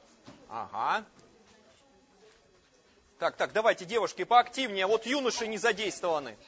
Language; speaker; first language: Russian; native; Russian